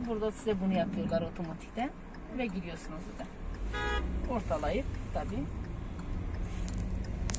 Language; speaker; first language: Turkish; native; Turkish